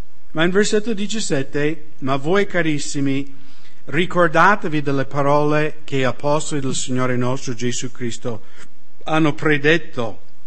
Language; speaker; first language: Italian; non-native, fluent; English